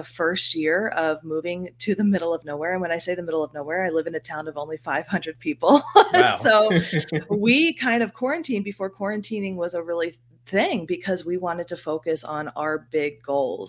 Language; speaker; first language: English; native; English